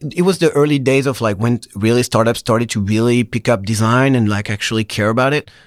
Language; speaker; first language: English; non-native, fluent; French